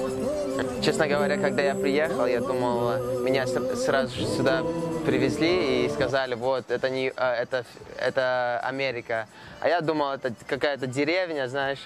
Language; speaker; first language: Russian; non-native, local second language; Karachay-Balkar